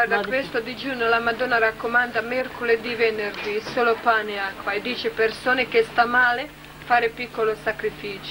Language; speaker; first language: Italian; non-native, learner; Croatian